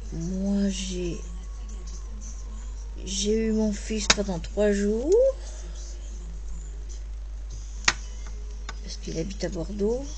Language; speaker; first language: French; native; French